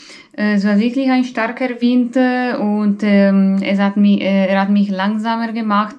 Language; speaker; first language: German; non-native, fluent; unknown